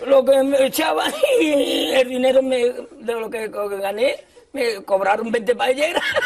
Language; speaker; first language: Spanish; native; Spanish